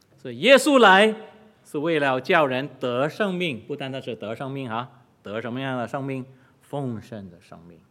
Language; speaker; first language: Chinese; non-native, local second language; Cantonese